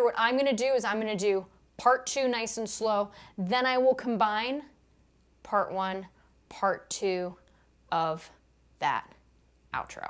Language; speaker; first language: English; native; English